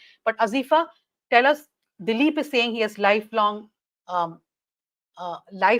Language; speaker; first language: English; non-native, local second language; Malayalam